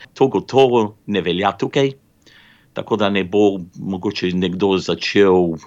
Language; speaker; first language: Slovenian; early bilingual, other home language; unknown